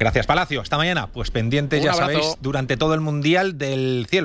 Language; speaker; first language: Spanish; native; Spanish